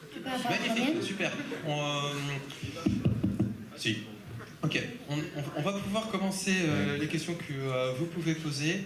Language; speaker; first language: French; native; French